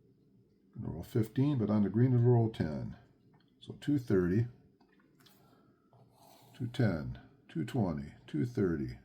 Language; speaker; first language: English; native; English